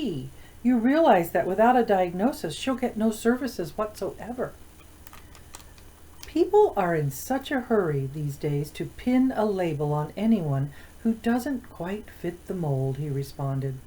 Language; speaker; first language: English; native; English